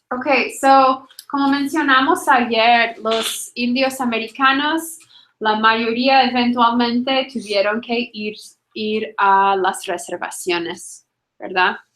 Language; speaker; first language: Spanish; non-native, fluent; English